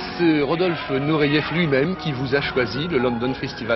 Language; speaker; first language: French; native; French